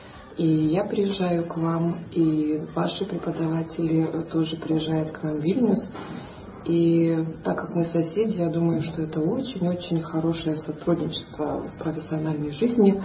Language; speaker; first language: Russian; non-native, fluent; Lithuanian